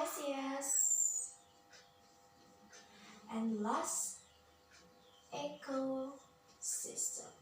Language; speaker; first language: English; non-native, learner; Indonesian